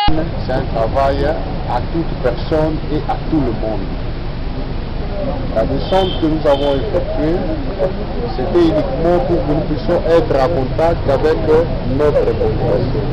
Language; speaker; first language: French; non-native, local second language; Lingala